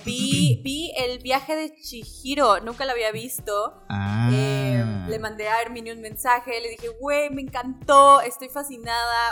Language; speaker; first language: Spanish; native; Spanish